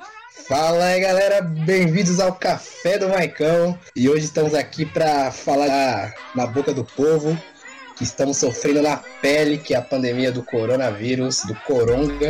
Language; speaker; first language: Portuguese; native; Portuguese